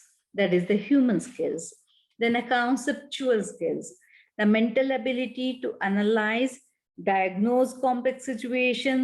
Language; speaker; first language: English; non-native, local second language; Kannada